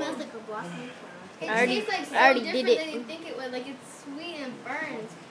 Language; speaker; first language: English; native; English